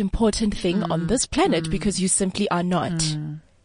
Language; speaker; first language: English; non-native, local second language; Southern Sotho